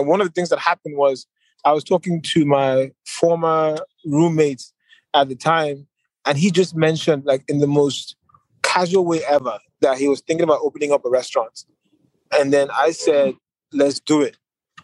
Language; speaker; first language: English; non-native, local second language; Yoruba